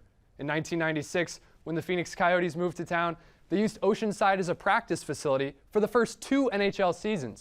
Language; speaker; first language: English; native; English